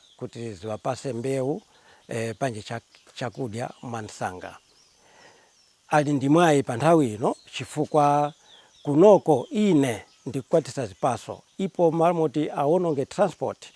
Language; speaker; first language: Nyanja; non-native, local second language; Tumbuka